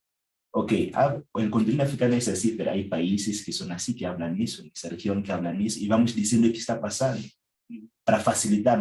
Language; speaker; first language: Spanish; non-native, fluent; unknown